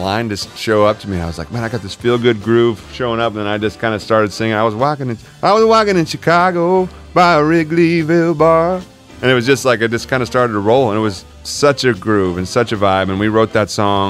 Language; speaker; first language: English; native; English